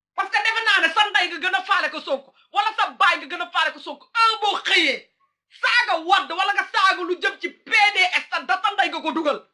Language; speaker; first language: Wolof; early bilingual, heritage; Wolof